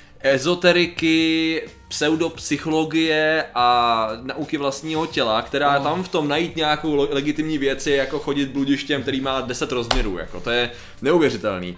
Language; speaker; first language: Czech; native; Czech